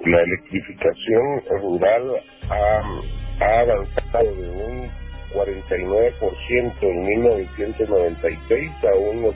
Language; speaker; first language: Spanish; native; Spanish